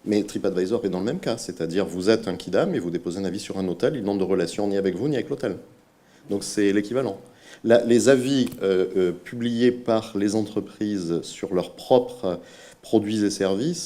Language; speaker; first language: French; native; French